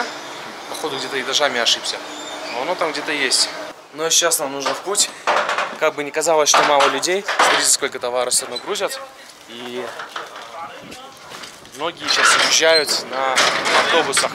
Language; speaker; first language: Russian; native; Russian